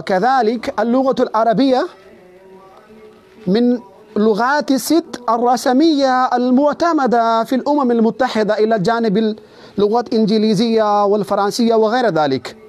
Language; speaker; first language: Arabic; non-native, fluent; Urdu